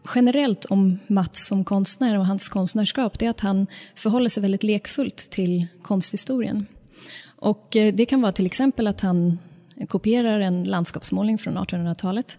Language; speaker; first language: Swedish; native; Swedish